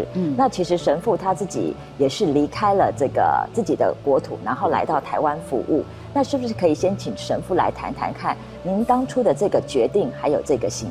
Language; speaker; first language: Chinese; native; Chinese